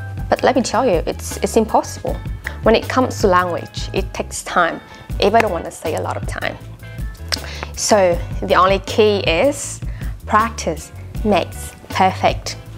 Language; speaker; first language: English; non-native, fluent; Vietnamese